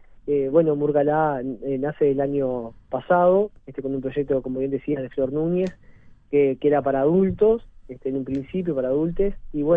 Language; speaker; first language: Spanish; native; Spanish